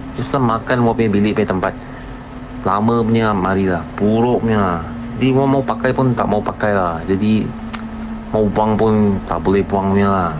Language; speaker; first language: Malay; non-native, local second language; Chinese